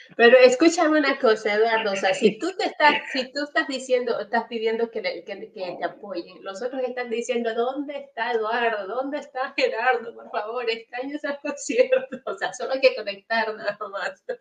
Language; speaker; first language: Spanish; native; Spanish